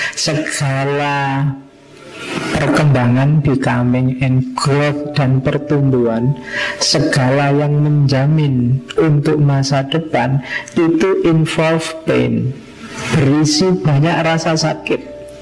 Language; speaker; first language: Indonesian; non-native, local second language; Javanese